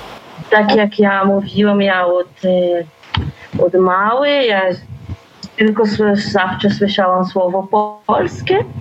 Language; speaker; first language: Polish; early bilingual, heritage; Polish